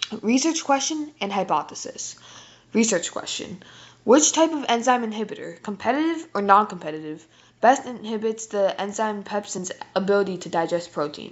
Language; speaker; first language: English; native; English